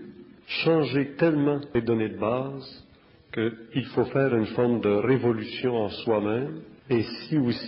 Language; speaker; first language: French; native; French